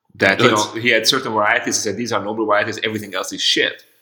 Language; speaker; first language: English; non-native, fluent; Hungarian